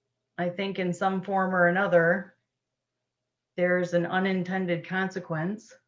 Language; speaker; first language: English; native; English